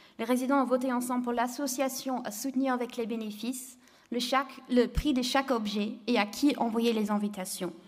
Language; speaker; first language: French; non-native, fluent; English